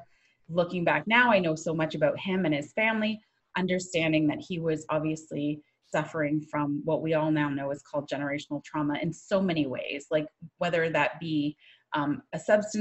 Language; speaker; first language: English; native; English